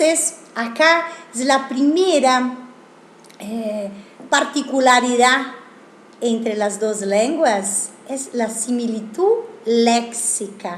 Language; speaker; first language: Spanish; non-native, fluent; Italian